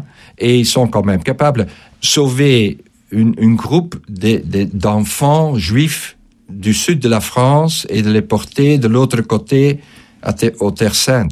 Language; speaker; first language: French; non-native, fluent; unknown